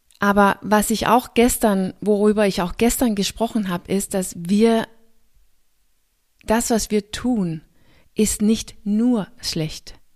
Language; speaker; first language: German; non-native, fluent; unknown